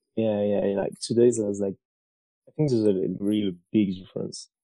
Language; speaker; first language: English; non-native, fluent; French